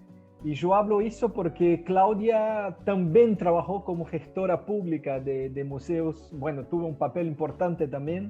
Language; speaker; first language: Spanish; non-native, fluent; Portuguese